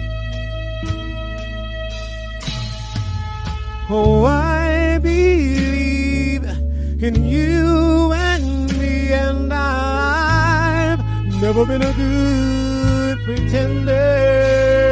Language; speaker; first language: English; non-native, local second language; Welsh